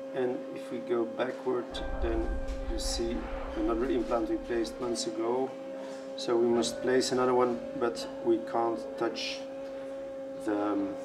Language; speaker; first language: English; non-native, fluent; Dutch